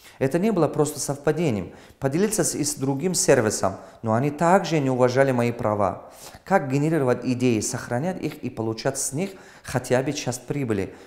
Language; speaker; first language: Russian; non-native, local second language; Tajik